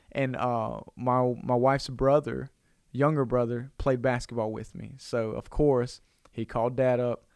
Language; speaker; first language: English; native; English